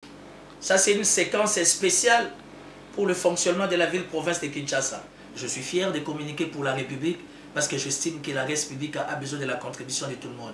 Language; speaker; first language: French; non-native, local second language; Lingala